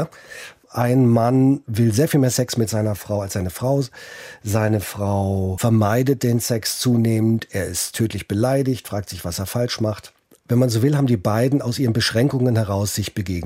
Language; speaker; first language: German; native; German